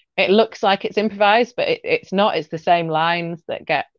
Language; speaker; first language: English; native; English